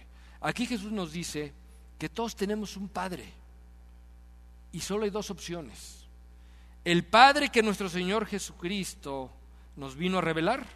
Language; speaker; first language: Spanish; native; Spanish